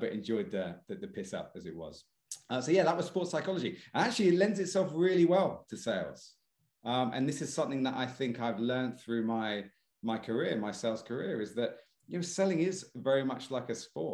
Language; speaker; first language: English; native; English